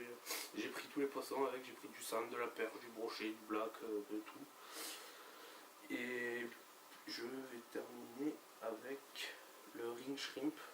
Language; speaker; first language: French; native; French